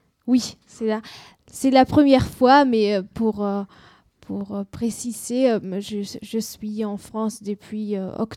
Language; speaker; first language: French; non-native, learner; German